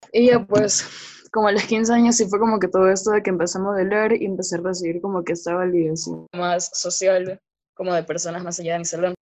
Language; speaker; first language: Spanish; native; Spanish